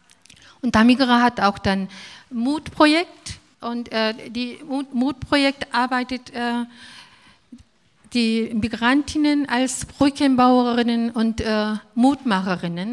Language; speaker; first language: German; non-native, fluent; Korean